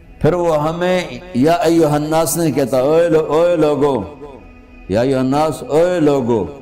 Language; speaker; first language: Urdu; non-native, local second language; Punjabi